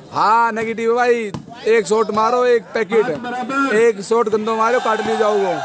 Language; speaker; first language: Hindi; native; Hindi